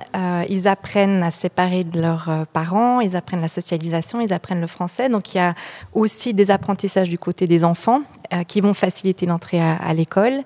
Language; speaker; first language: French; native; French